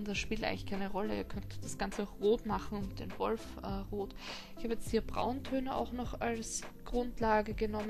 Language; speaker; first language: German; native; German